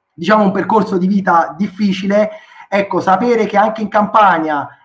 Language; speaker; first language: Italian; native; Italian